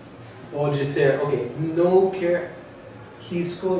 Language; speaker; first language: Portuguese; non-native, fluent; English